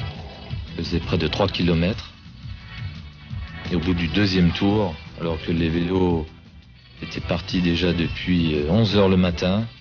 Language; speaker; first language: French; native; French